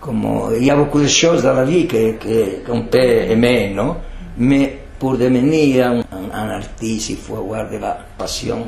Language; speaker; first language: French; non-native, fluent; Spanish